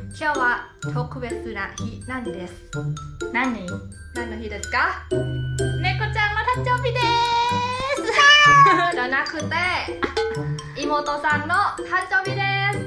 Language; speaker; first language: Japanese; non-native, learner; Thai